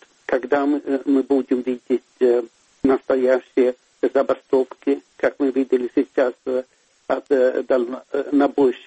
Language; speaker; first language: Russian; non-native, fluent; Swedish